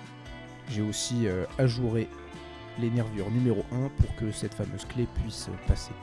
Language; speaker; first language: French; native; French